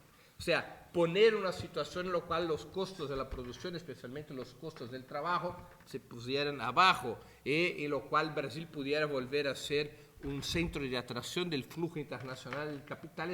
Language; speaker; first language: Spanish; non-native, fluent; Portuguese